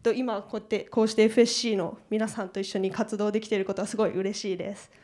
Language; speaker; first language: Japanese; native; Japanese